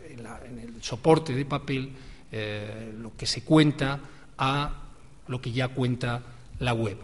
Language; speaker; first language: Spanish; native; Spanish